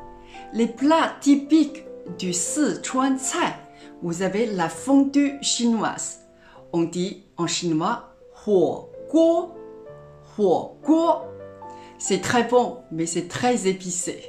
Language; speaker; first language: French; non-native, fluent; Chinese